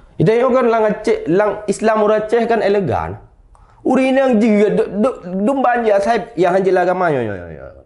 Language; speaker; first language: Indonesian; non-native, local second language; Achinese